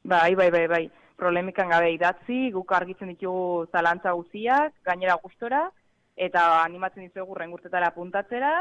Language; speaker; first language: Basque; native; Basque